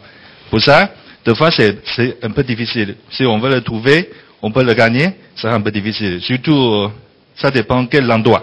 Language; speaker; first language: French; non-native, fluent; Chinese